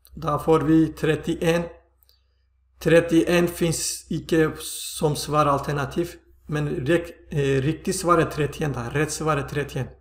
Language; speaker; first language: Swedish; non-native, fluent; Turkish